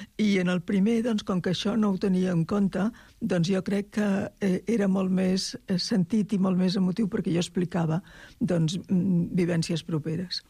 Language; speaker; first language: Catalan; native; Catalan